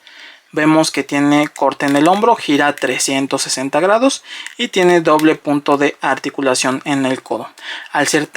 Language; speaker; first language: Spanish; native; Spanish